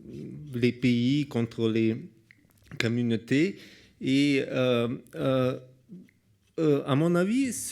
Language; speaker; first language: French; non-native, learner; Russian